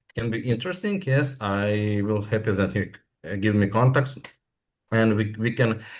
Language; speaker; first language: English; non-native, learner; Ukrainian